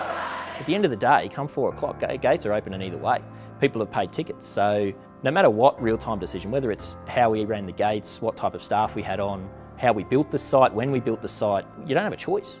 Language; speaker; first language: English; native; English